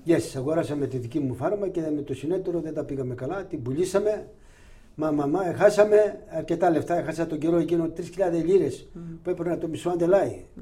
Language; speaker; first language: Greek; non-native, local second language; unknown